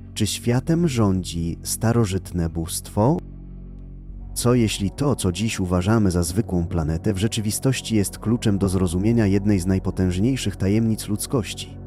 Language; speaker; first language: Polish; native; Polish